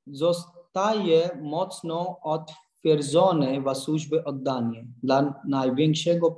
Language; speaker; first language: Polish; non-native, learner; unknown